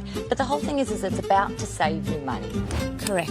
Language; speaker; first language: English; native; English